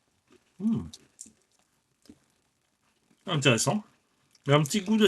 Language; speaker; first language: French; native; French